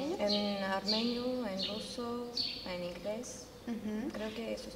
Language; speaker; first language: Spanish; non-native, fluent; Armenian